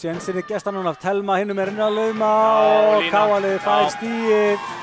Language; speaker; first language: Icelandic; native; Icelandic